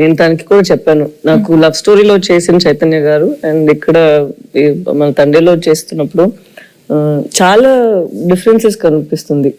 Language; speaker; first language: Telugu; non-native, fluent; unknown